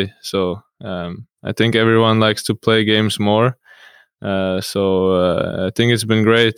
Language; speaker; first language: English; non-native, fluent; Russian